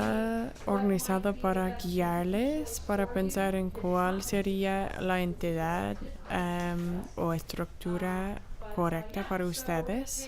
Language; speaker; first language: Spanish; non-native, fluent; English